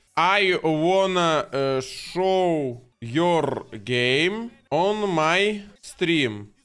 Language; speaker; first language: English; non-native, learner; Russian